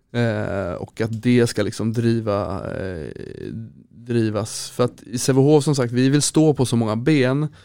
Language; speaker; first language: Swedish; native; Swedish